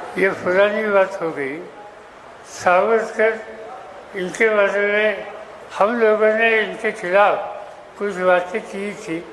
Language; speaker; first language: Hindi; non-native, local second language; Marathi